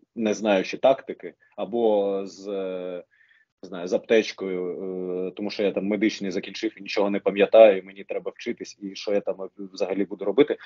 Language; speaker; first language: Ukrainian; non-native, local second language; Russian